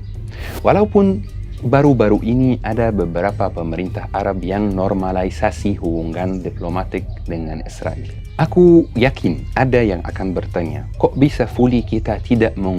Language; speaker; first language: Indonesian; non-native, fluent; Arabic